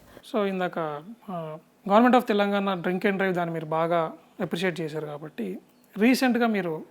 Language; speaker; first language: Telugu; native; Telugu